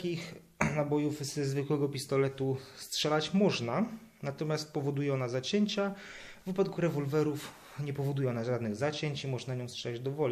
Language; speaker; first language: Polish; native; Polish